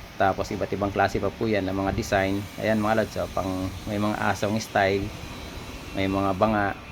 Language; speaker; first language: Filipino; non-native, local second language; Bikol